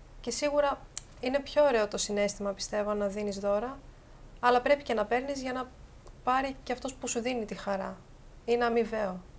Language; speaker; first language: Greek; native; Greek